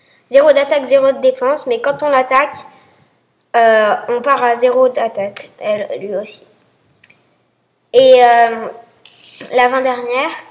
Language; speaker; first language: French; native; French